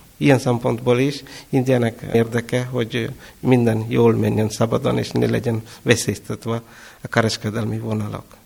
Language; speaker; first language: Hungarian; non-native, fluent; Kannada